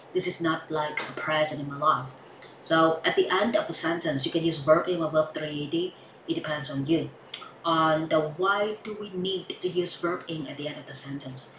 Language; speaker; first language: English; non-native, fluent; Vietnamese